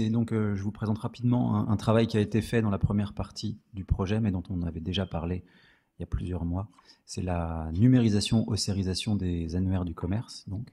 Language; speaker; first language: French; native; French